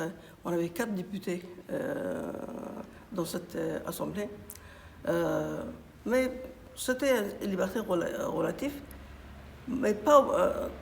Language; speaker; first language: French; non-native, fluent; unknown